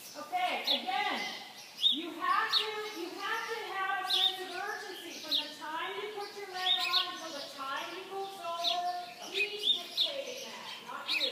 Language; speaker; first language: English; native; English